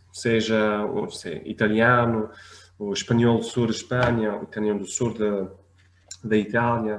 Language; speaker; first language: Portuguese; non-native, fluent; Arabic